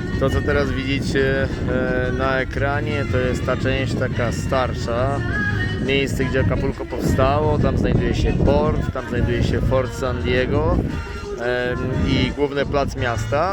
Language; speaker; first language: Polish; native; Polish